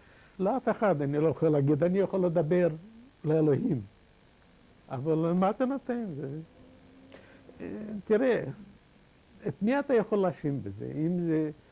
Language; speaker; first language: Hebrew; non-native, fluent; Yiddish